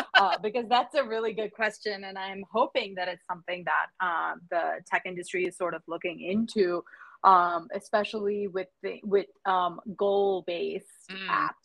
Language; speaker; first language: English; non-native, local second language; Hindi